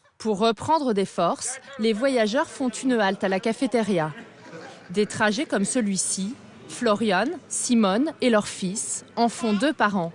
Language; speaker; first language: French; native; French